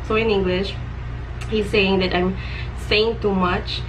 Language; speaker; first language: English; non-native, local second language; Filipino